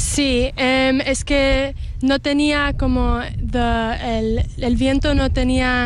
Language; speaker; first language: Spanish; early bilingual, heritage; English